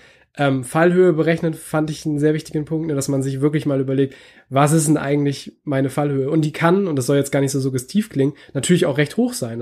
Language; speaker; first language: German; native; German